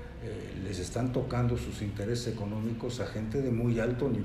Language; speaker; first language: Spanish; native; Spanish